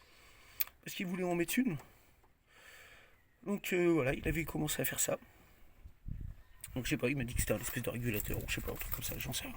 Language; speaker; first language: French; native; French